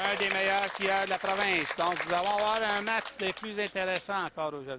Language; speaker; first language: French; native; French